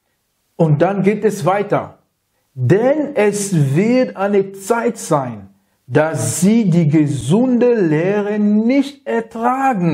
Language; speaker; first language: German; non-native, learner; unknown